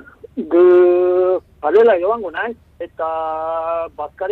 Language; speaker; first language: Basque; non-native, learner; Japanese